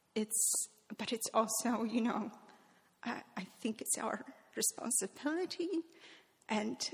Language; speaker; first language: English; non-native, fluent; Polish